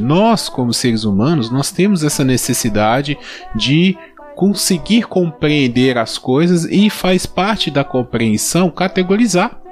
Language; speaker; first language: Portuguese; native; Portuguese